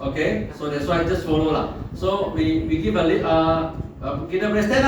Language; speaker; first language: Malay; non-native, local second language; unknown